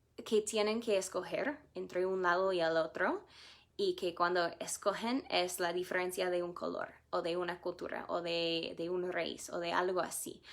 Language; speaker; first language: Spanish; non-native, fluent; English